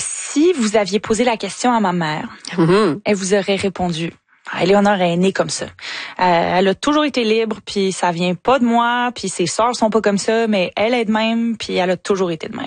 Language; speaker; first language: French; native; French